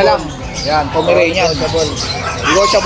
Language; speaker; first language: Filipino; native; Filipino